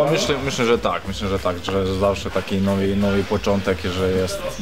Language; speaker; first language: Polish; non-native, learner; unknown